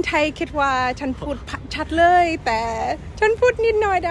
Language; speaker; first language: Thai; non-native, learner; English